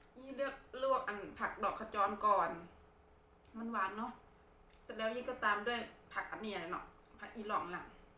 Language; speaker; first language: Thai; non-native, local second language; Khmer